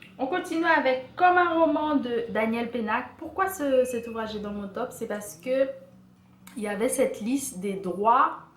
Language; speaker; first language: French; native; French